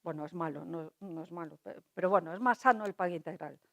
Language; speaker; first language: Spanish; non-native, local second language; Galician